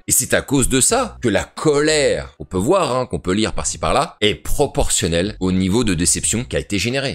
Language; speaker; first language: French; native; French